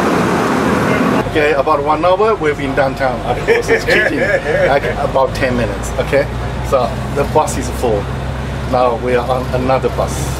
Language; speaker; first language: English; non-native, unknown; Chinese